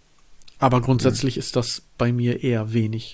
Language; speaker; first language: German; native; German